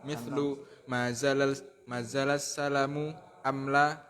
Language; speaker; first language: Arabic; non-native, learner; Indonesian